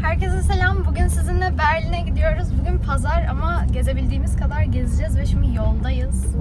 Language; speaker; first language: Turkish; early bilingual, heritage; Turkish